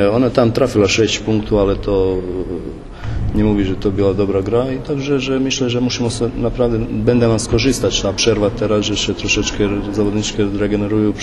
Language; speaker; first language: Polish; non-native, fluent; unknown